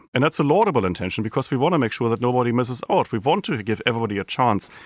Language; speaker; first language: English; non-native, fluent; German